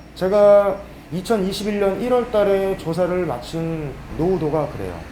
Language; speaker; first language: Korean; native; Korean